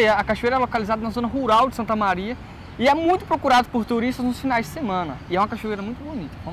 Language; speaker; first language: Portuguese; native; Portuguese